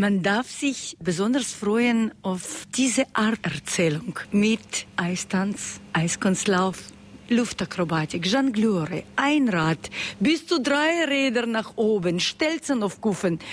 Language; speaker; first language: German; non-native, fluent; Russian